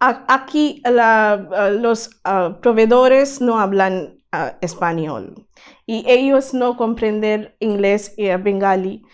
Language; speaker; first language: Spanish; non-native, learner; Bangla